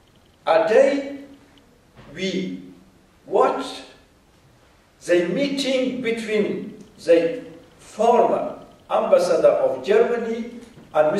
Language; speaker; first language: English; non-native, fluent; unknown